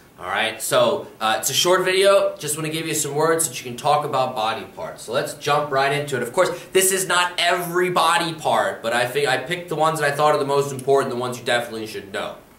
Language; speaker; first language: English; native; English